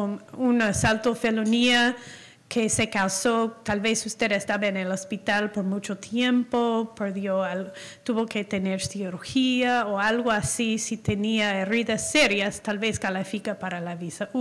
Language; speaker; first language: Spanish; non-native, fluent; English